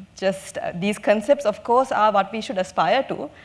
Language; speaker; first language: English; non-native, local second language; Sinhala